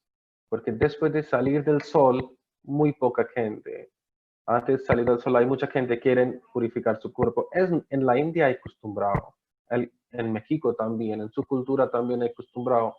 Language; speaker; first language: Spanish; non-native, learner; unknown